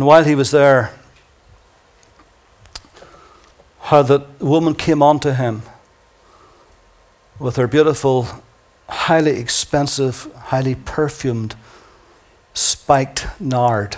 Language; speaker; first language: English; native; English